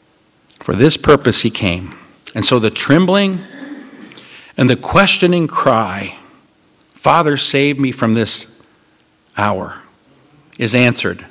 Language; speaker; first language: English; native; English